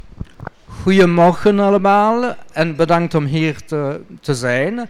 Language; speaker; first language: Dutch; non-native, local second language; French